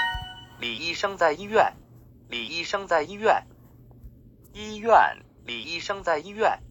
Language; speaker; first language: Chinese; non-native, learner; English